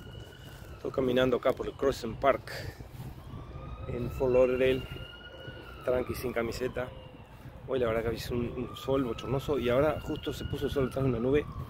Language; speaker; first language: Spanish; native; Spanish